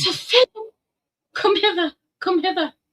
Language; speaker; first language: English; native; English